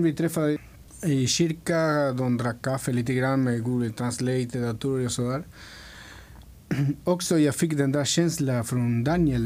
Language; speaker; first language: Swedish; non-native, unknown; Spanish